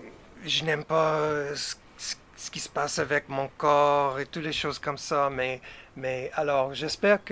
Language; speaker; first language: French; non-native, fluent; English